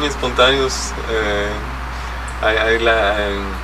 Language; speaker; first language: English; non-native, learner; Spanish